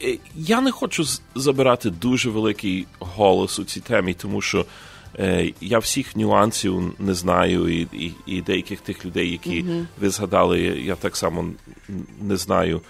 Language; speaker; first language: Ukrainian; early bilingual, heritage; Ukrainian